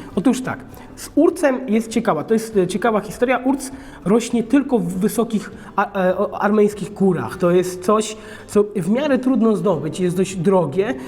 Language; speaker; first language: Polish; non-native, fluent; Armenian